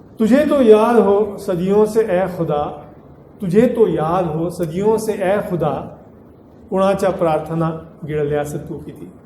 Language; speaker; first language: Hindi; non-native, local second language; Marathi